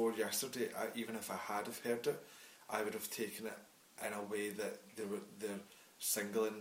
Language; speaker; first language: English; native; English